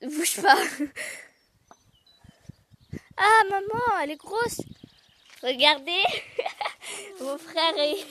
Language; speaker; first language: French; native; French